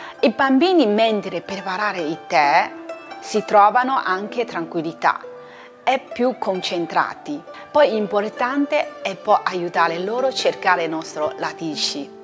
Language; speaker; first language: Italian; non-native, learner; Chinese